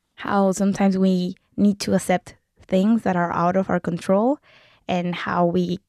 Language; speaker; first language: English; non-native, fluent; Spanish